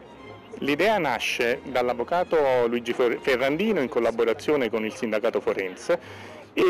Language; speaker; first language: Italian; native; Italian